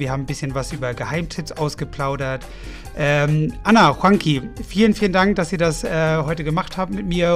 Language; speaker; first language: German; native; German